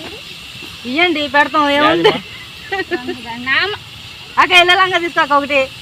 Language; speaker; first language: Telugu; native; Telugu